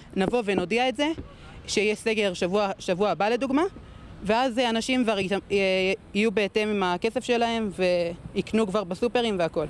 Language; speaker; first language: Hebrew; native; Hebrew